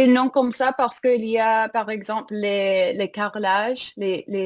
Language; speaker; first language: French; non-native, fluent; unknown